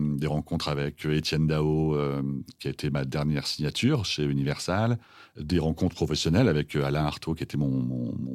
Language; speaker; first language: French; native; French